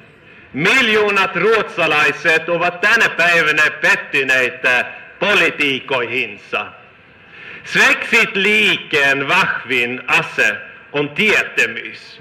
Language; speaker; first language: Finnish; non-native, fluent; Swedish